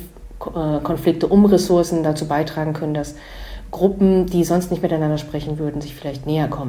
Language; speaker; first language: German; native; German